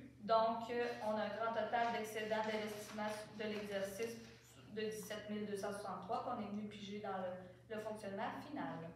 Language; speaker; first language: French; native; French